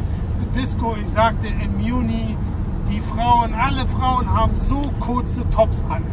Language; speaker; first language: German; native; German